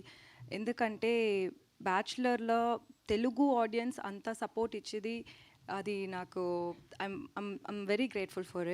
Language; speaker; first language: Telugu; non-native, learner; Tamil